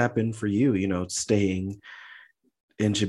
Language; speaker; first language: English; native; English